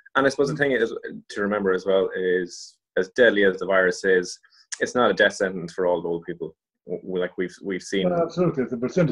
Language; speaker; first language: English; native; English